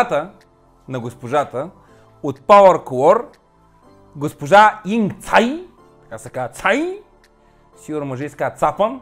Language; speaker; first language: Bulgarian; native; Bulgarian